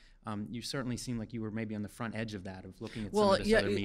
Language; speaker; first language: English; native; English